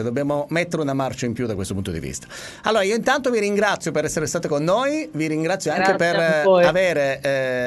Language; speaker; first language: Italian; native; Italian